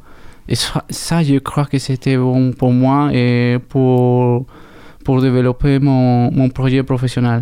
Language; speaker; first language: French; non-native, learner; Spanish